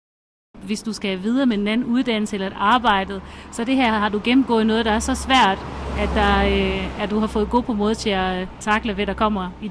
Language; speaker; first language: Danish; native; Danish